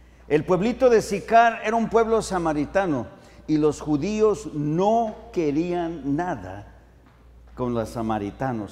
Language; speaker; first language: Spanish; early bilingual, heritage; Spanish